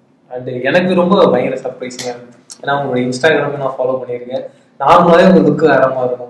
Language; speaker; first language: Tamil; native; Tamil